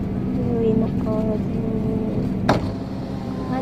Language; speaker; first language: Japanese; non-native, learner; Filipino